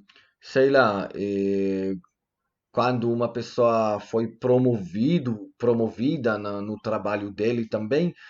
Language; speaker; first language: Portuguese; non-native, fluent; Hebrew